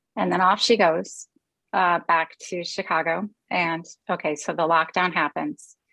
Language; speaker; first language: English; native; English